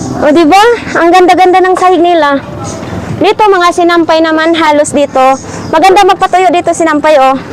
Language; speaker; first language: Filipino; non-native, local second language; Cebuano